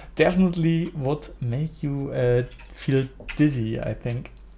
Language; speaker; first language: English; non-native, fluent; German